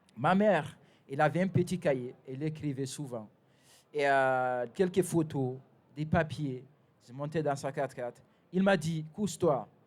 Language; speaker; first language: French; non-native, fluent; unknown